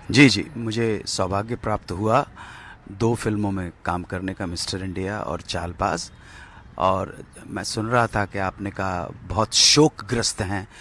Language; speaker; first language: Hindi; native; Hindi